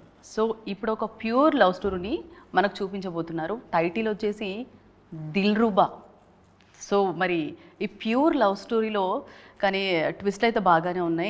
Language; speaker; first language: Telugu; native; Telugu